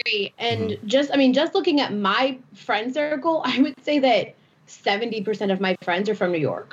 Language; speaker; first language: English; native; English